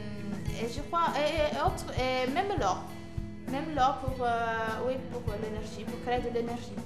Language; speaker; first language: French; non-native, learner; Italian